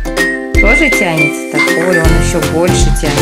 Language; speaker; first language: Russian; native; Russian